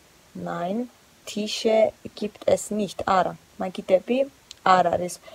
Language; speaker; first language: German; non-native, fluent; Georgian